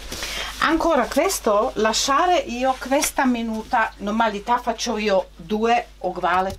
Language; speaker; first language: Italian; non-native, learner; Czech